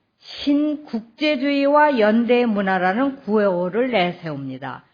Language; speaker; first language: Korean; native; Korean